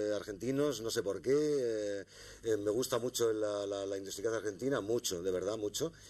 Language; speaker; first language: Spanish; native; Spanish